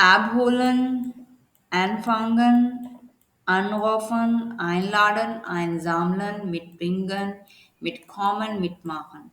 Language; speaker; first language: German; non-native, learner; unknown